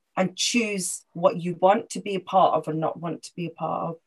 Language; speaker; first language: English; native; English